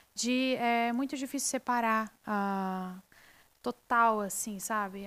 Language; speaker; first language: Portuguese; native; Portuguese